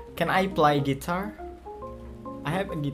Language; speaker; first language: English; non-native, learner; Indonesian